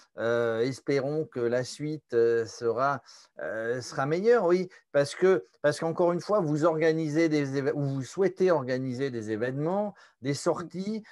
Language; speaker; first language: French; native; French